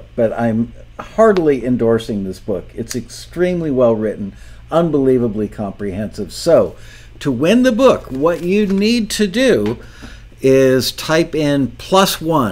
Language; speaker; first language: English; native; English